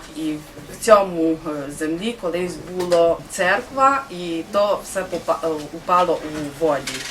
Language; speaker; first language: Ukrainian; non-native, local second language; Hungarian